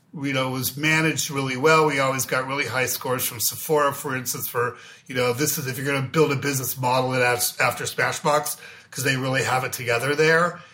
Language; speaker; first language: English; native; English